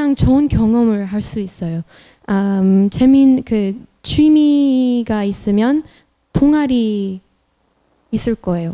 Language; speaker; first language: Korean; non-native, fluent; French